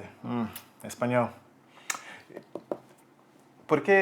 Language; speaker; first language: Spanish; non-native, learner; English